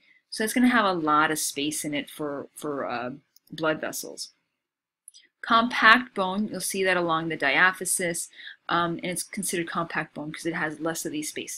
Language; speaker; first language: English; native; English